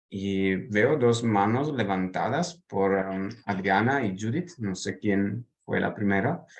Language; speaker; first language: Spanish; non-native, fluent; Italian